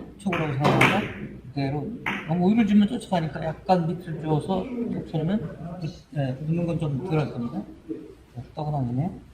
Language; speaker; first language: Korean; native; Korean